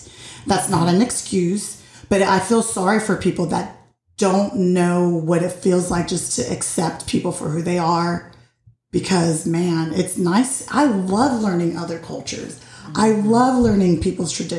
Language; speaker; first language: English; early bilingual, other home language; Spanish